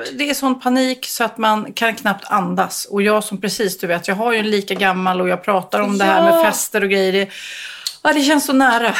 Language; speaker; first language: Swedish; native; Swedish